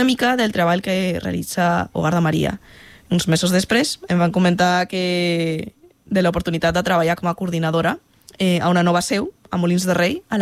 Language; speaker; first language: Catalan; non-native, fluent; Spanish